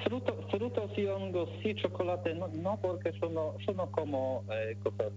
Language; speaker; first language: Spanish; non-native, learner; Polish